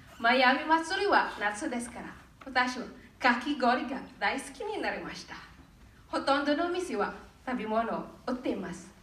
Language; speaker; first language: Japanese; non-native, learner; Filipino